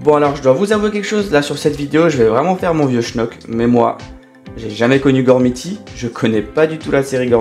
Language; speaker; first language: French; native; French